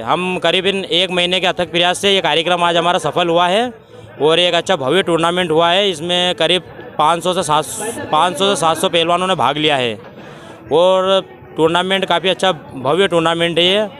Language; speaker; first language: Hindi; native; Hindi